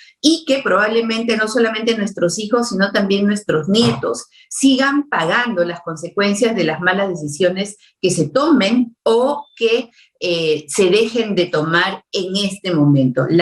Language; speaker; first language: Spanish; native; Spanish